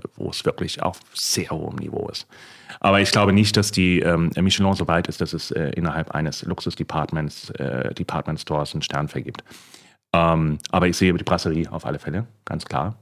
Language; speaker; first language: German; native; German